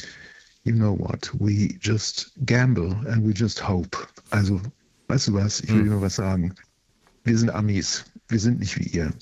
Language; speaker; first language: German; native; German